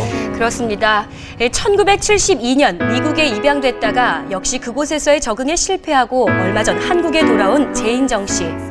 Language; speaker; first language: Korean; native; Korean